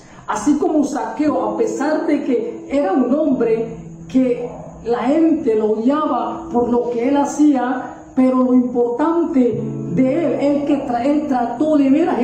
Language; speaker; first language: Spanish; native; Spanish